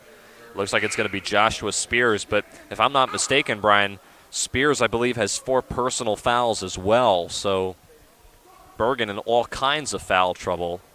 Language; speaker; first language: English; native; English